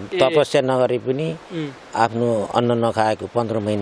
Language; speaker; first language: Nepali; native; Nepali